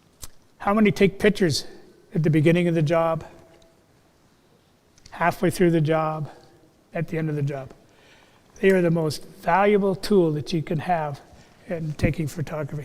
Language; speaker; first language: English; native; English